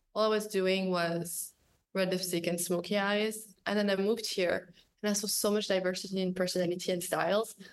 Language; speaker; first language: English; non-native, fluent; French